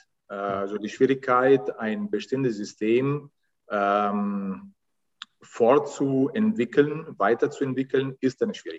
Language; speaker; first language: German; non-native, fluent; Italian